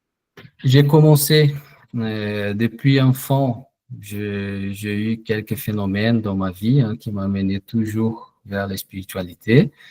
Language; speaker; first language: French; non-native, fluent; Portuguese